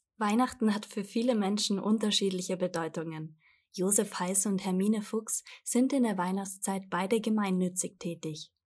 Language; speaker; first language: German; native; German